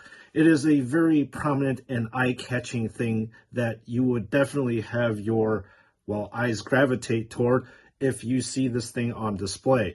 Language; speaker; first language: English; native; English